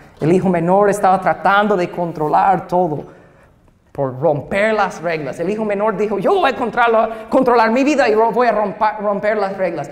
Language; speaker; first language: Spanish; non-native, fluent; English